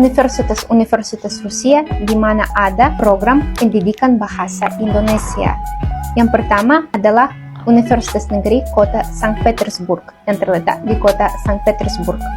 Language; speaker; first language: Indonesian; non-native, fluent; Russian